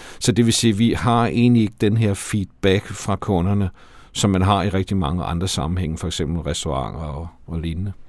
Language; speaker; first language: Danish; native; Danish